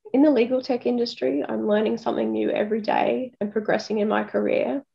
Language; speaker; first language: English; native; English